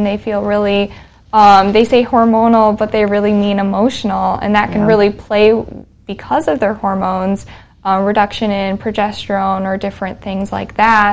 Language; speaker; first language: English; native; English